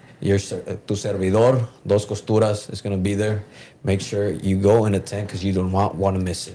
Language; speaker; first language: English; early bilingual, other home language; Spanish